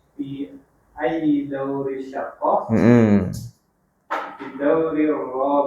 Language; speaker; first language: Arabic; non-native, learner; Indonesian